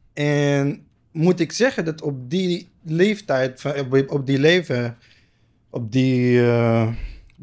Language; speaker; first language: Dutch; non-native, learner; Arabic